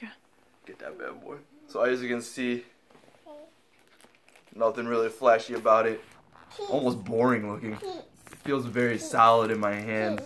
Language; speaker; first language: English; native; English